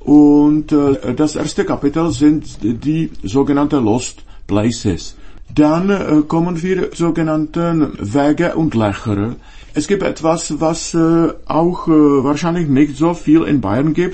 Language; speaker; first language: German; non-native, fluent; Czech